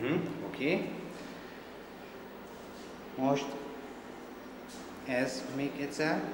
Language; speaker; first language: Hungarian; non-native, learner; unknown